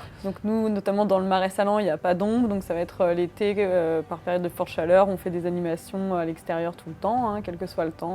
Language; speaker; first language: French; native; French